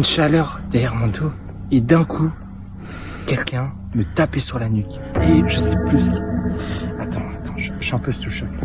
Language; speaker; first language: French; native; French